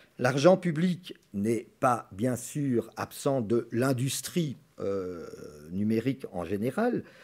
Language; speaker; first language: French; native; French